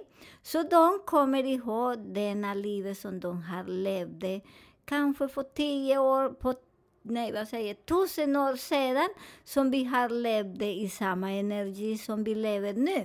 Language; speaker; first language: Swedish; non-native, fluent; Spanish